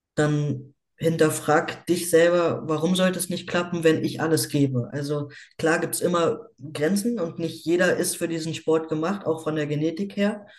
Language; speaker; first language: German; native; German